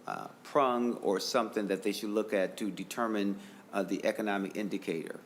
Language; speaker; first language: English; native; English